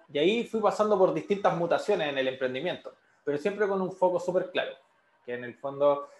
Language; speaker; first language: Spanish; native; Spanish